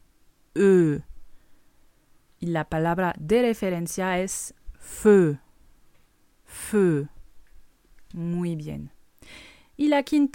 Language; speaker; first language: Spanish; non-native, fluent; French